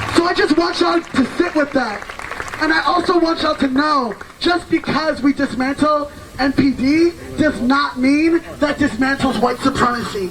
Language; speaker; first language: English; early bilingual, other home language; Yoruba